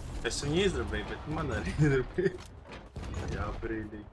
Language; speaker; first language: Latvian; native; Latvian